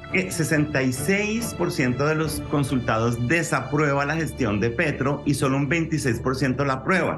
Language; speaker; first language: Spanish; native; Spanish